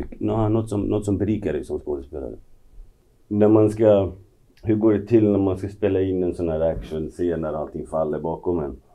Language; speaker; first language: Swedish; early bilingual, other home language; Kurdish